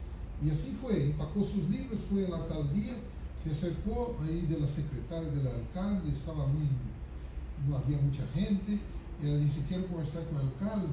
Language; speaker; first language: Spanish; non-native, fluent; Portuguese